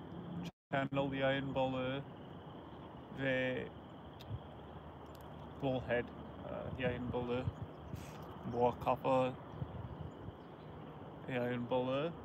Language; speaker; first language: Turkish; non-native, learner; English